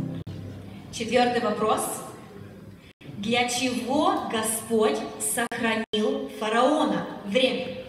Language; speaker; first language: Russian; early bilingual, heritage; Russian